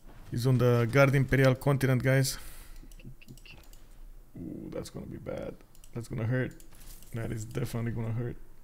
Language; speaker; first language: English; non-native, fluent; Romanian